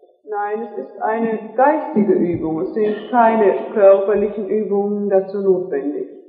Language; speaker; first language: German; native; German